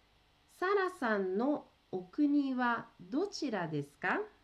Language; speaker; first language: Japanese; early bilingual, heritage; Portuguese